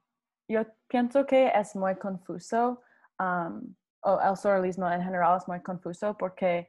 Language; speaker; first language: Spanish; non-native, learner; English